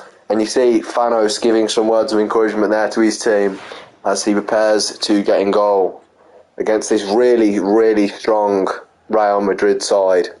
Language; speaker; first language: English; native; English